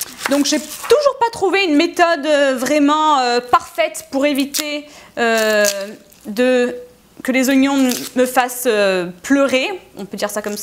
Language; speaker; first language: French; native; French